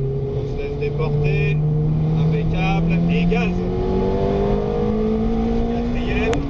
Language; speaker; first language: French; native; French